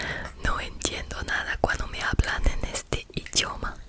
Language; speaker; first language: Spanish; non-native, learner; French